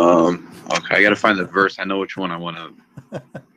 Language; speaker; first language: English; native; English